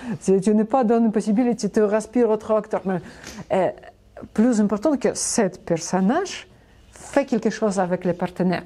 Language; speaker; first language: French; non-native, learner; Russian